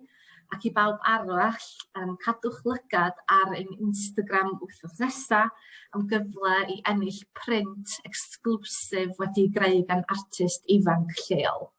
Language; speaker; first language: Welsh; native; Welsh